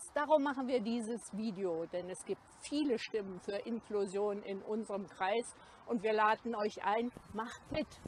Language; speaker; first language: German; native; German